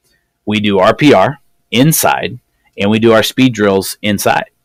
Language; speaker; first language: English; native; English